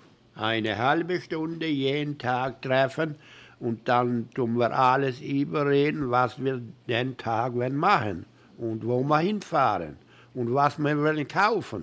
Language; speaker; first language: German; early bilingual, heritage; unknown